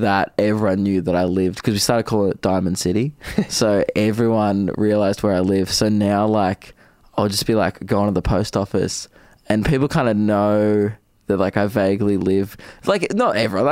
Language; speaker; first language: English; native; English